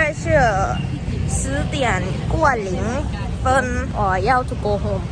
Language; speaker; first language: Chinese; non-native, learner; Thai